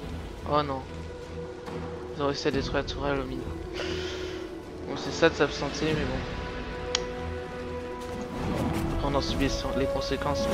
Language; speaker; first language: French; native; French